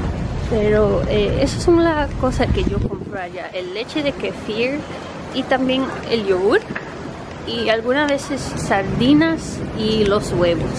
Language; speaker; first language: Spanish; early bilingual, heritage; Spanish